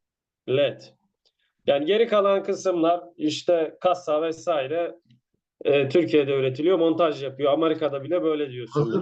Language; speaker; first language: Turkish; native; Turkish